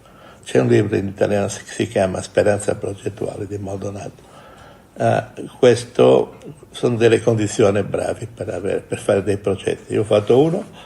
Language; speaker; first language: Italian; non-native, fluent; Portuguese